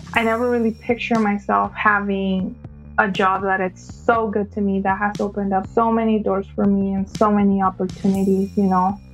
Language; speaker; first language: English; early bilingual, other home language; Spanish